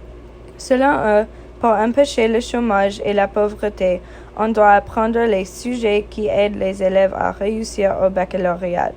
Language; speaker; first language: French; non-native, fluent; English